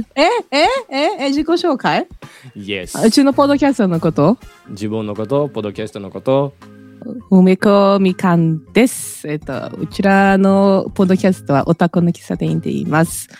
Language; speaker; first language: Japanese; early bilingual, other home language; Portuguese